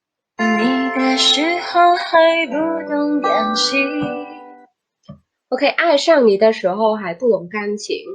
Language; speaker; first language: Chinese; non-native, fluent; Khmer